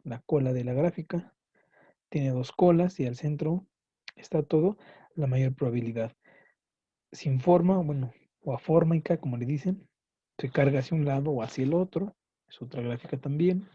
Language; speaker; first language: Spanish; native; Spanish